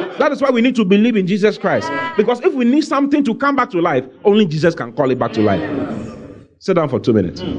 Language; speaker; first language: English; non-native, local second language; Akan